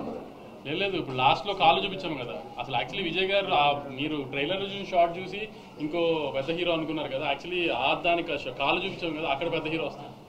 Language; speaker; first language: Telugu; native; Telugu